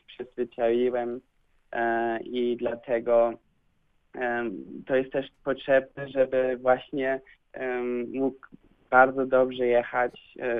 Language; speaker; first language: Polish; early bilingual, heritage; Polish